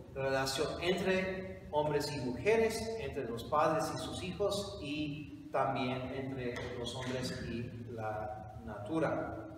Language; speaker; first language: Spanish; non-native, fluent; English